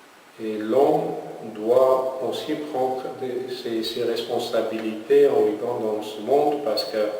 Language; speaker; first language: French; non-native, fluent; Armenian